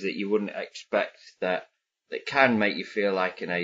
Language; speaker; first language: English; native; English